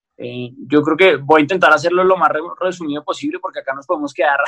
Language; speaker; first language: Spanish; native; Spanish